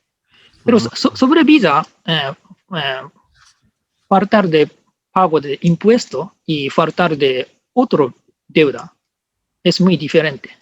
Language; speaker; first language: Spanish; non-native, learner; Japanese